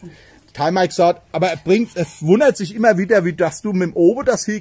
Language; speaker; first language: German; native; German